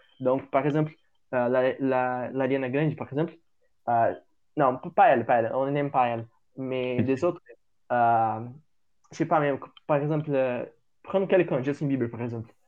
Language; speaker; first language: French; non-native, learner; Portuguese